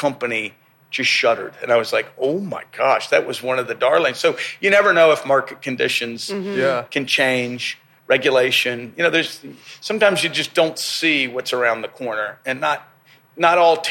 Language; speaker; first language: English; native; English